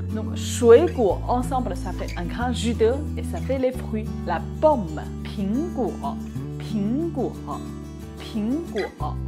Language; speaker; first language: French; non-native, fluent; Chinese